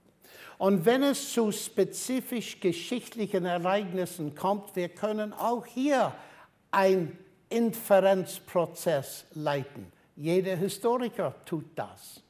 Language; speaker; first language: German; non-native, fluent; English